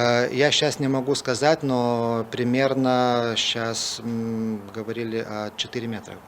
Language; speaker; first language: Russian; non-native, fluent; Lithuanian